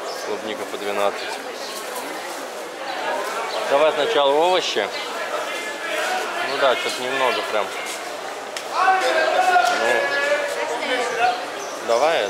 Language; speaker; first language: Russian; native; Russian